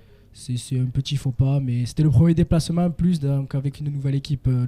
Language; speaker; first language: French; native; French